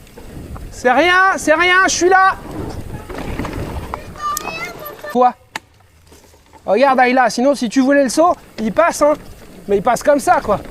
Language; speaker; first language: French; native; French